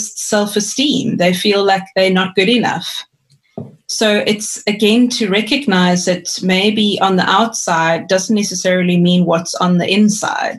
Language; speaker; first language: English; native; English